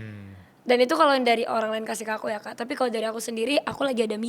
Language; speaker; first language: Indonesian; native; Indonesian